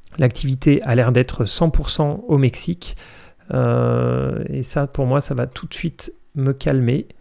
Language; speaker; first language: French; native; French